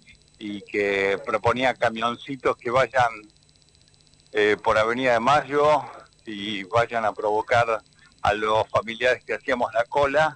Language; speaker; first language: Spanish; native; Spanish